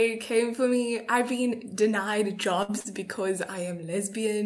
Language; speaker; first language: English; native; English